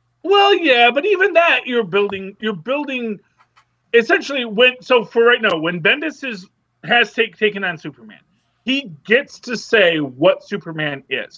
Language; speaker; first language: English; native; English